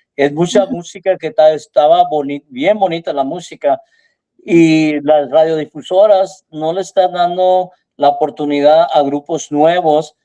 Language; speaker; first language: Spanish; early bilingual, heritage; Spanish